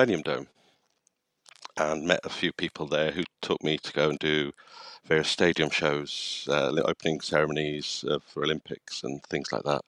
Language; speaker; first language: English; native; English